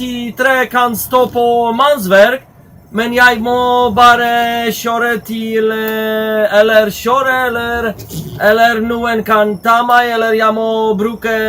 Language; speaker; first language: Swedish; non-native, learner; Polish